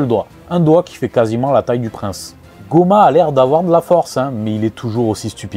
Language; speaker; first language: French; native; French